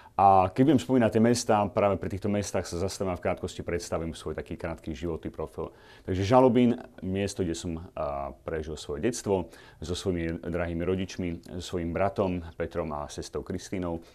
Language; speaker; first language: Slovak; native; Slovak